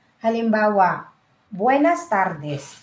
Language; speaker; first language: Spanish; non-native, learner; Filipino